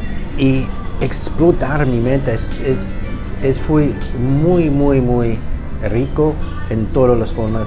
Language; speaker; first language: Spanish; non-native, learner; English